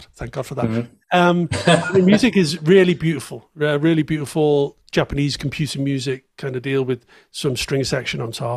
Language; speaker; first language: English; native; English